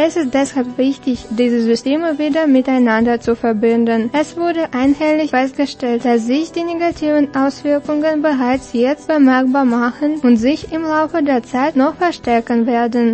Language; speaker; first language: German; non-native, fluent; Russian